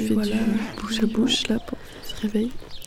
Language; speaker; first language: French; native; French